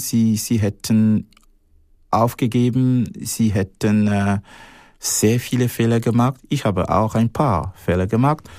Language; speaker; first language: German; non-native, fluent; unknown